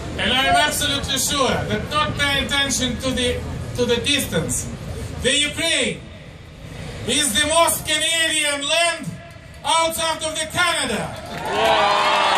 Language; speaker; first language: English; non-native, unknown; Ukrainian